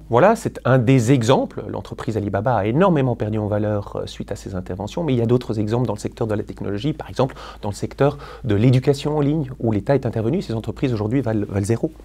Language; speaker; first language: French; native; French